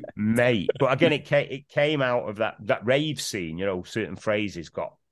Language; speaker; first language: English; native; English